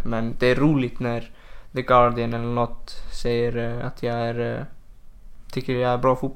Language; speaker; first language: Swedish; non-native, fluent; Icelandic